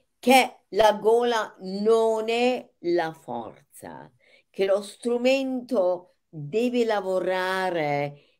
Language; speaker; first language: Italian; non-native, fluent; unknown